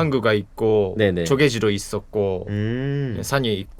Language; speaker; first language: Korean; non-native, fluent; Japanese